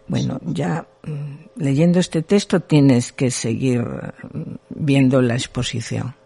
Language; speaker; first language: Spanish; non-native, local second language; Galician